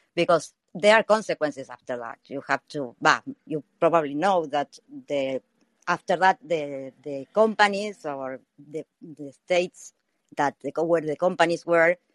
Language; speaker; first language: English; non-native, learner; Spanish